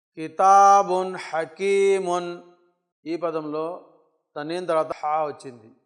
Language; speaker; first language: Telugu; non-native, local second language; Urdu